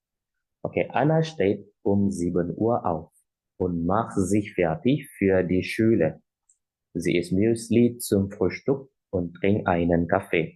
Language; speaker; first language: German; non-native, learner; Indonesian